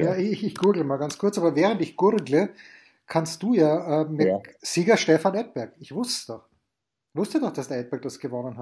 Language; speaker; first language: German; native; German